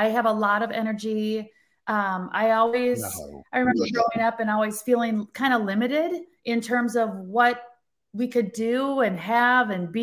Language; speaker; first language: English; native; English